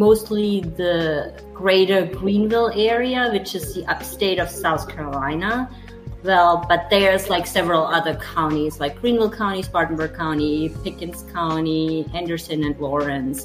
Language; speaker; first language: English; non-native, fluent; German